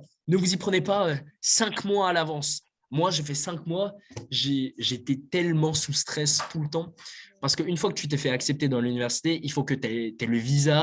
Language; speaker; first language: French; native; French